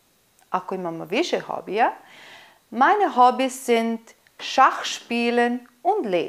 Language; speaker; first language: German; non-native, fluent; Bosnian